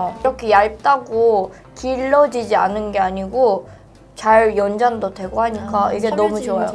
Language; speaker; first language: Korean; non-native, fluent; Japanese